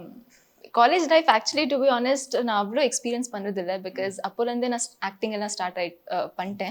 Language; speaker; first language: Tamil; non-native, fluent; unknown